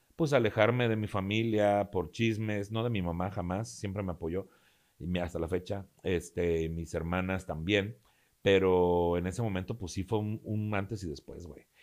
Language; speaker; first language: Spanish; native; Spanish